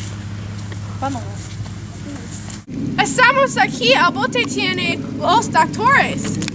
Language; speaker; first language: Spanish; non-native, learner; English